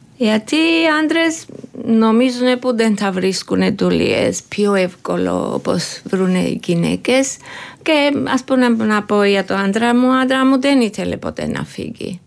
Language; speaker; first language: Greek; non-native, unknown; Georgian